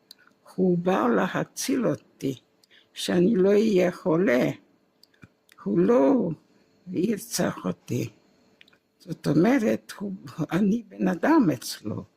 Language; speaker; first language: Hebrew; non-native, fluent; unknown